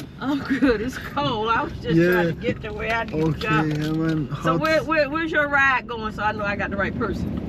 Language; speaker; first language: English; native; English